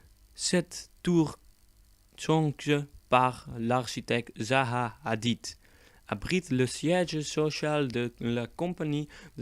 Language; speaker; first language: French; non-native, learner; Dutch